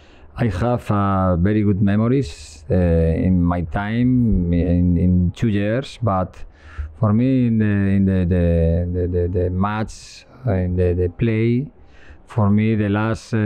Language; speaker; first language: English; non-native, learner; Spanish